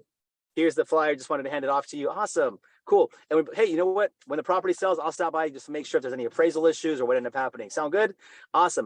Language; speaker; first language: English; native; English